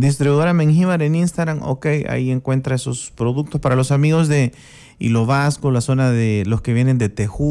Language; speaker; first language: Spanish; native; Spanish